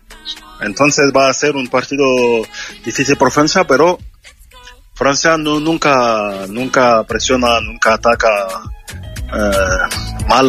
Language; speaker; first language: Spanish; non-native, fluent; French